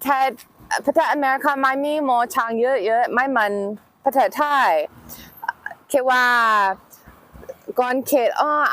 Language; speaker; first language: Thai; non-native, learner; English